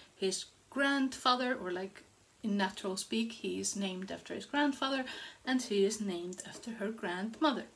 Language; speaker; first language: English; non-native, fluent; Icelandic